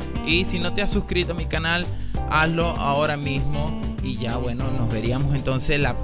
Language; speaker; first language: Spanish; native; Spanish